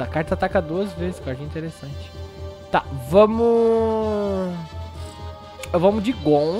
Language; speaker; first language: Portuguese; native; Portuguese